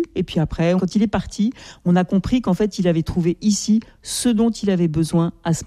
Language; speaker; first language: French; native; French